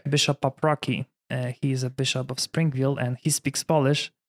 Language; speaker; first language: English; non-native, fluent; Polish